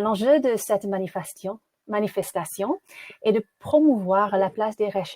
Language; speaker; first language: French; non-native, fluent; English